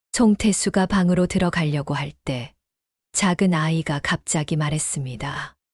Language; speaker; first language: Korean; native; Korean